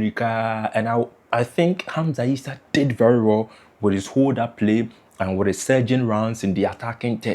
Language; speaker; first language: English; non-native, local second language; Akan